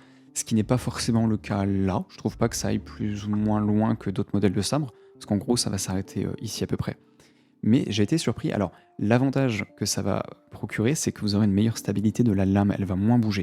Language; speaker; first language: French; native; French